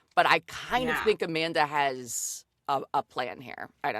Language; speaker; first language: English; native; English